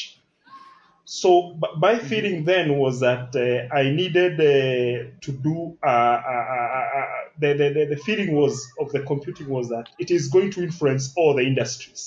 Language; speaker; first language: English; non-native, local second language; Kikuyu